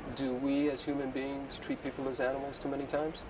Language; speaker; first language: English; native; English